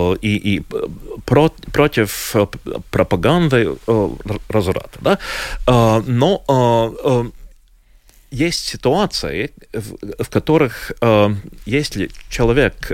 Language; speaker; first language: Russian; non-native, local second language; Latvian